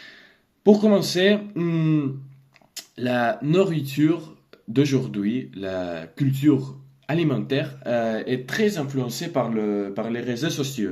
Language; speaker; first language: French; non-native, learner; Russian